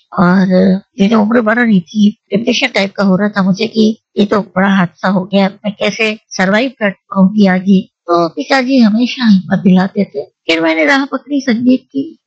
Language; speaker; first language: Hindi; native; Hindi